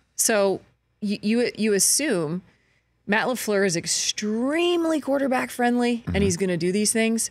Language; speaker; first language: English; native; English